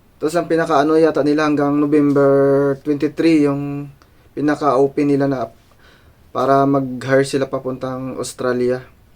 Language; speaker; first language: Filipino; non-native, local second language; Cebuano